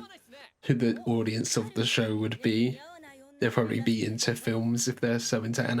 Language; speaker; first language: English; native; English